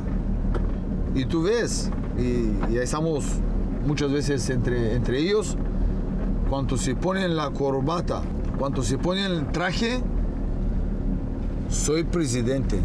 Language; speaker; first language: Spanish; non-native, fluent; Bulgarian